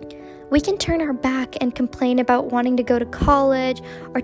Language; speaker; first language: English; native; English